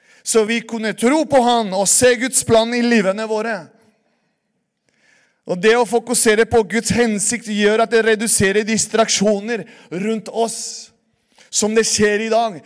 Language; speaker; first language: Norwegian; non-native, fluent; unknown